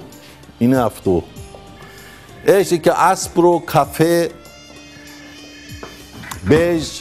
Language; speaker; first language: Greek; non-native, learner; Persian